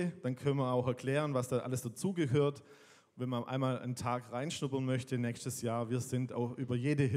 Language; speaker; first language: German; native; German